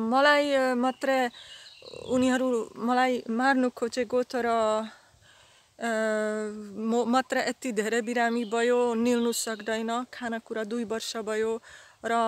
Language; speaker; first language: Nepali; non-native, learner; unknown